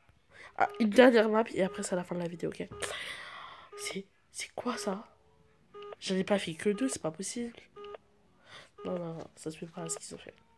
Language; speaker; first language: French; native; French